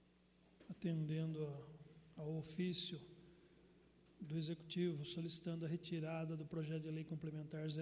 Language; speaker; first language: Portuguese; native; Portuguese